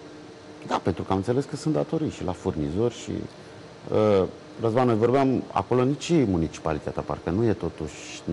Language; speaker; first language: Romanian; native; Romanian